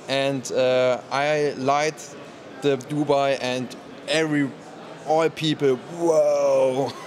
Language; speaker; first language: English; non-native, learner; German